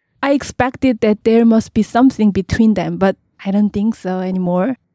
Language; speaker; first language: English; non-native, fluent; Korean